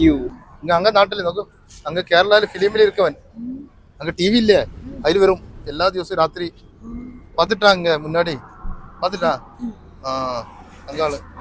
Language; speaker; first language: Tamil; non-native, learner; Malayalam